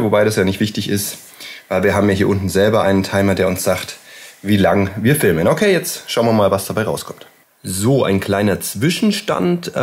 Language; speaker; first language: German; native; German